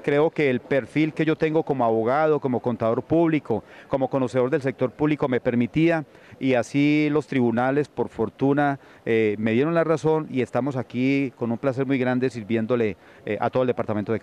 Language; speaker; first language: Spanish; native; Spanish